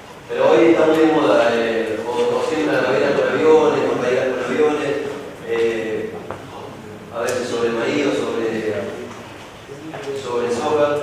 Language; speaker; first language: Spanish; native; Spanish